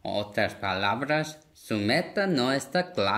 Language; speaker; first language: Spanish; non-native, fluent; Korean